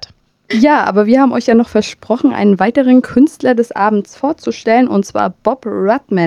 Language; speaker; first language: German; native; German